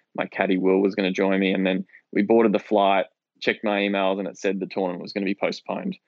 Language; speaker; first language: English; native; English